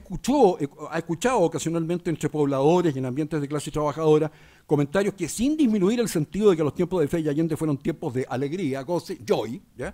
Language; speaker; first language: Spanish; native; Spanish